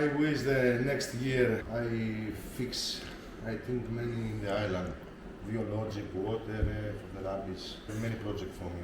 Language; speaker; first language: English; non-native, learner; Greek